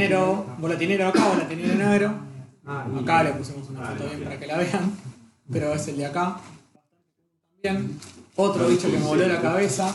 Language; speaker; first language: Spanish; native; Spanish